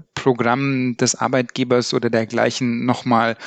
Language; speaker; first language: German; native; German